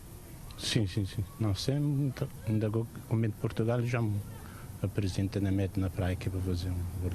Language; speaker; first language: Portuguese; non-native, learner; Kabuverdianu